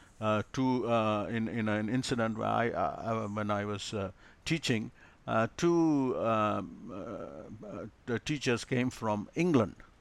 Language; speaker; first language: English; non-native, local second language; Malayalam